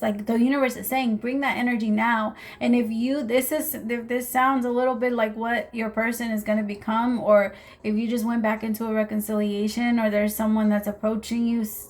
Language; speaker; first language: English; native; English